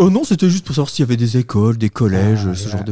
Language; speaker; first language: French; native; French